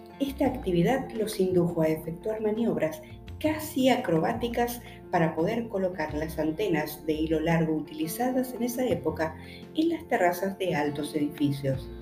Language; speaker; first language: Spanish; native; Spanish